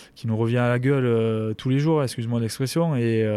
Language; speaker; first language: French; native; French